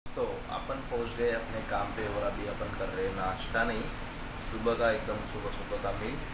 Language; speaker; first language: Hindi; non-native, local second language; Marathi